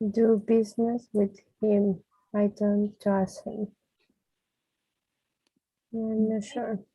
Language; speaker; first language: English; non-native, learner; Portuguese